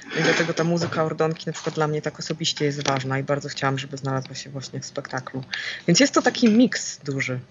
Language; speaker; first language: Polish; native; Polish